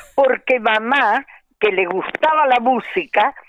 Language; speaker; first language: Spanish; native; Spanish